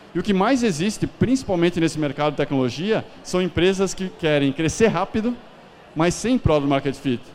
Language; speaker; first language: Portuguese; native; Portuguese